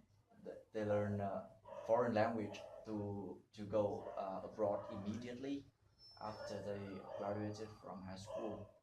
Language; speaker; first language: English; non-native, learner; Vietnamese